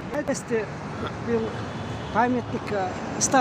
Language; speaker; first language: Russian; non-native, fluent; Mongolian